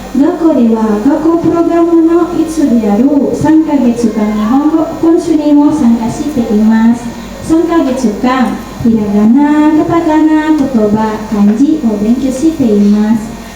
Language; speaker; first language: Japanese; non-native, learner; Indonesian